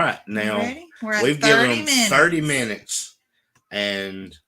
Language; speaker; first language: English; native; English